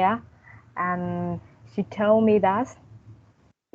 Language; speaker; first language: English; non-native, learner; Vietnamese